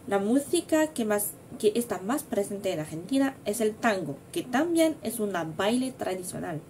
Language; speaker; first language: Spanish; non-native, learner; French